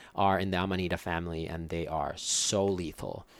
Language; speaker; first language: English; non-native, fluent; Finnish